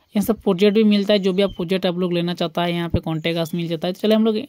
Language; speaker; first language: Hindi; non-native, local second language; Bangla